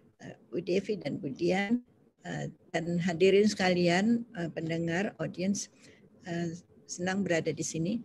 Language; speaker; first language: Indonesian; native; Indonesian